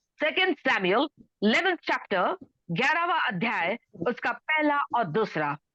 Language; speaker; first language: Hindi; non-native, local second language; Telugu